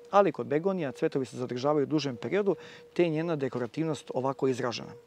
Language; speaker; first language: Croatian; native; Croatian